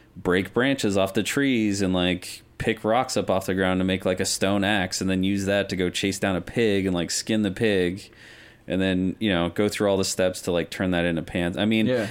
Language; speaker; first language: English; native; English